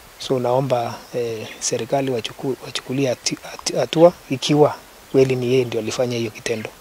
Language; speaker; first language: Swahili; non-native, local second language; Kalenjin